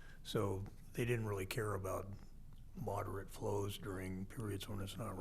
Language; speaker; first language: English; native; English